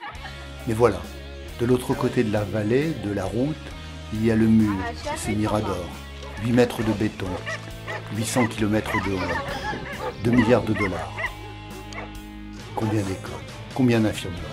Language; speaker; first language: French; native; French